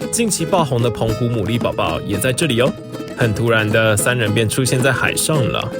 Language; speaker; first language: Chinese; native; Chinese